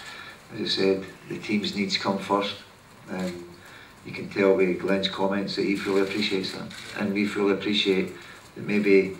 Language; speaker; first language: English; native; English